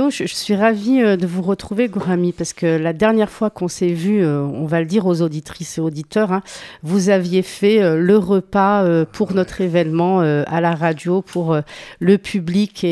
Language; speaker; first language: French; native; French